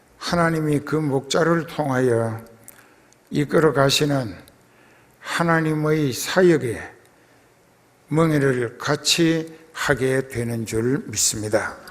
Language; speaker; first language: Korean; native; Korean